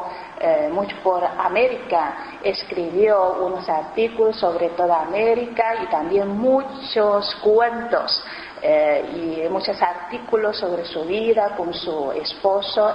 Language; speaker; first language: Spanish; non-native, fluent; Chinese